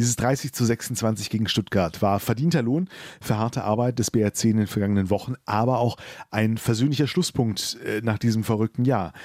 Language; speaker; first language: German; native; German